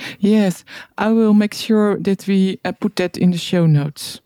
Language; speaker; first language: English; non-native, fluent; Dutch